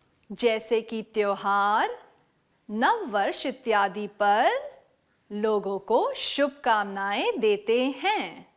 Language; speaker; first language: Hindi; native; Hindi